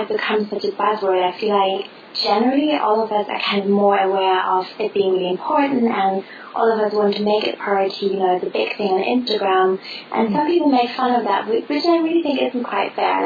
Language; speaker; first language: English; non-native, fluent; German